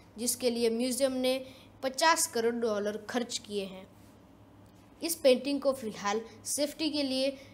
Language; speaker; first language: Hindi; non-native, local second language; Gujarati